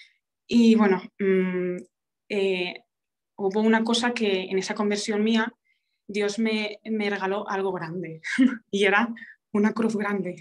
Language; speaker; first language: Spanish; early bilingual, other home language; Romanian